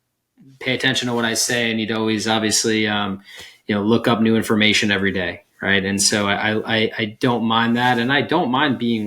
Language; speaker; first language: English; native; English